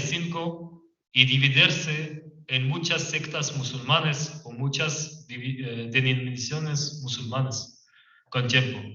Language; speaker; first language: Spanish; non-native, fluent; French